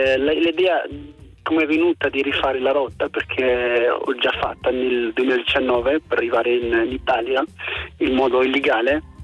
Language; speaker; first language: Italian; non-native, fluent; Arabic